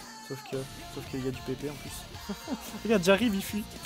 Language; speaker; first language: French; native; French